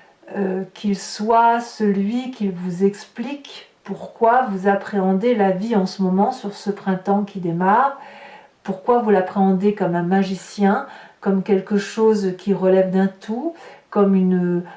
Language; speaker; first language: French; native; French